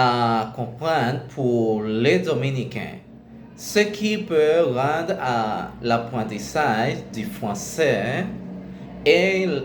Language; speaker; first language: French; non-native, learner; Spanish